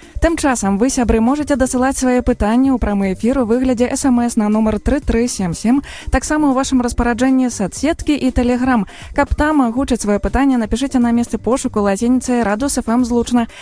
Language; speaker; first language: Belarusian; non-native, local second language; Russian